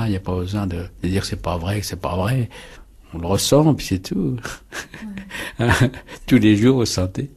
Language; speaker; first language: French; native; French